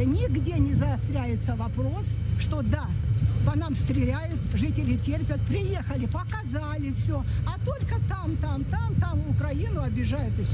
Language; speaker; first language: Russian; native; Russian